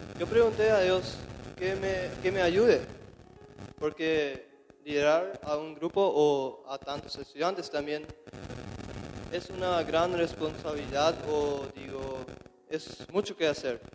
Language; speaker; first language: Spanish; non-native, local second language; German